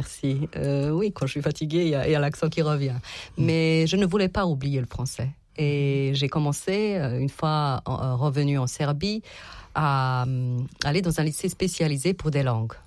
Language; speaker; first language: French; non-native, fluent; Serbian